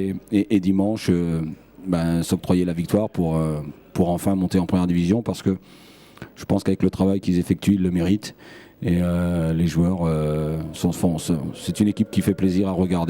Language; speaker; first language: French; native; French